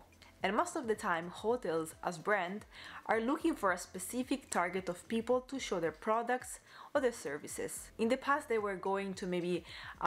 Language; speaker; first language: English; non-native, fluent; Italian